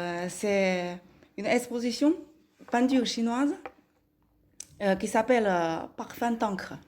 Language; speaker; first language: French; non-native, learner; Chinese